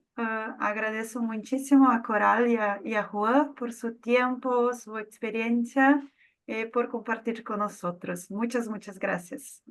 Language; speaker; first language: Spanish; non-native, fluent; Portuguese